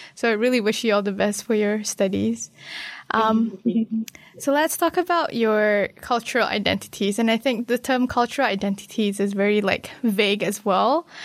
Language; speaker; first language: English; non-native, local second language; Malay